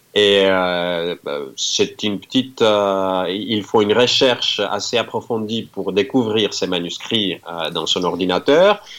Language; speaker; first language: French; non-native, fluent; Greek